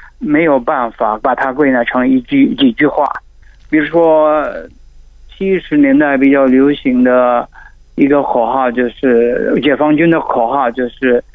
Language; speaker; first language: Chinese; non-native, fluent; Filipino